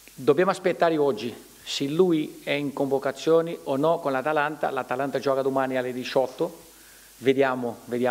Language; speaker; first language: Italian; non-native, fluent; Portuguese